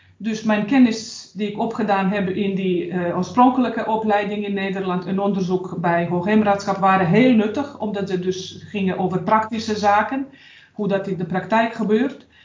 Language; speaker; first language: Dutch; non-native, fluent; Bosnian